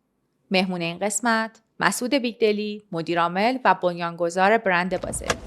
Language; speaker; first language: Persian; native; Persian